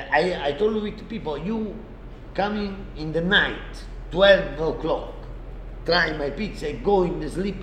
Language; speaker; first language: English; non-native, learner; Italian